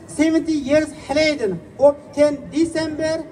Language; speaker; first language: Dutch; non-native, fluent; Uyghur